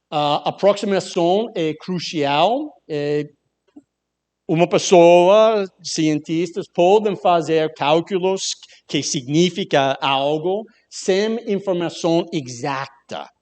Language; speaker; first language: Portuguese; non-native, learner; English